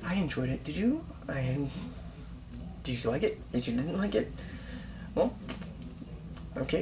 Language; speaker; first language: English; native; English